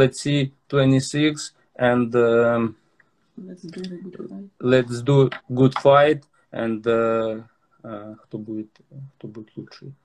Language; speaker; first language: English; non-native, learner; Russian